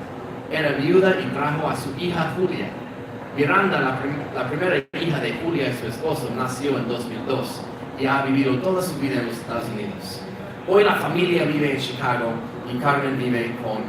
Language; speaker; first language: Spanish; non-native, fluent; English